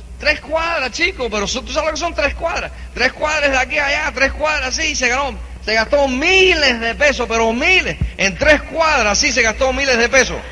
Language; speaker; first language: Spanish; early bilingual, heritage; Spanish